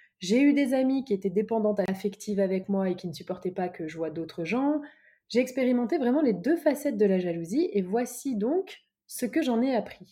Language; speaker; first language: French; native; French